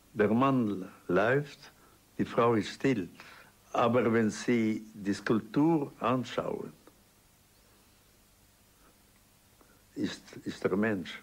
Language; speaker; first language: German; non-native, local second language; Italian